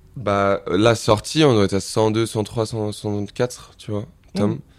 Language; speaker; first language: French; native; French